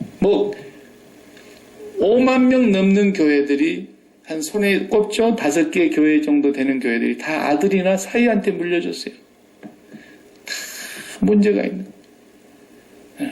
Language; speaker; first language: Korean; native; Korean